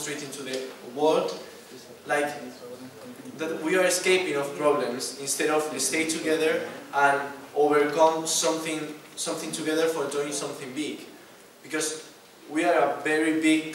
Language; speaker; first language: English; non-native, learner; Spanish